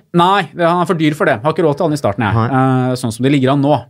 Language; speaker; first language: Norwegian; native; Norwegian